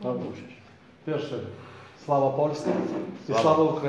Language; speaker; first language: Polish; non-native, learner; Ukrainian